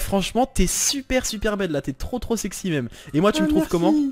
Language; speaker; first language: French; native; French